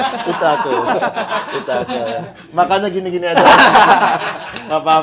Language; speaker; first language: Indonesian; native; Indonesian